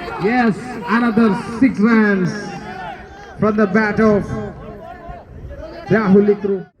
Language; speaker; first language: English; non-native, local second language; Malayalam